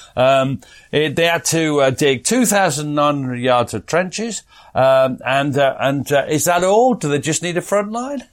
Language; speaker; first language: English; native; English